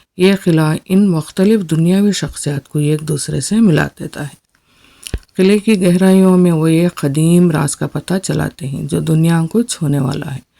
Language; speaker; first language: Urdu; native; Urdu